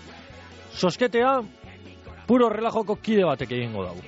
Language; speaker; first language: Basque; native; Basque